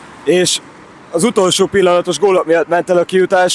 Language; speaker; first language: Hungarian; native; Hungarian